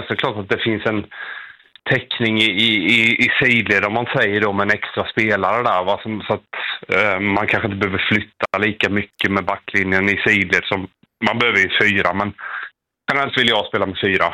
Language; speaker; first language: Swedish; native; Swedish